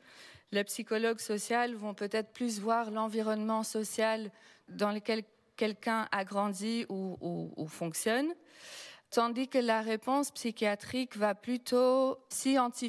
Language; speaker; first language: French; non-native, fluent; Dutch